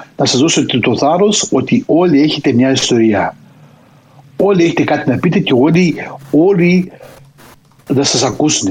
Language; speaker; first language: Greek; early bilingual, heritage; Greek